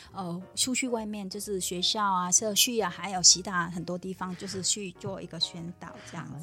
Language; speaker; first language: Chinese; non-native, fluent; Vietnamese